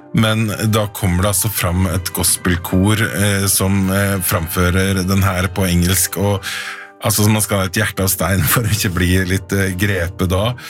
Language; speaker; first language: Norwegian; native; Norwegian